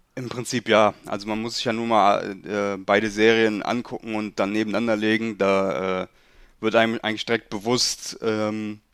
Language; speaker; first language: German; native; German